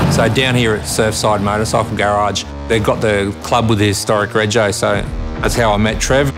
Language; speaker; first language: English; native; English